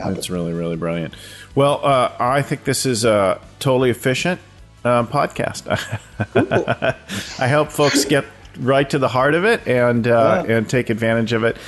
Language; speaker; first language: English; native; English